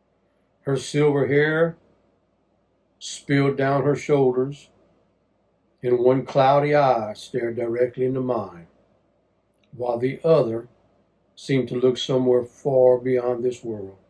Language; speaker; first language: English; native; English